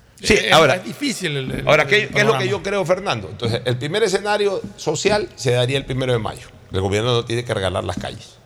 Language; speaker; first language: Spanish; native; Spanish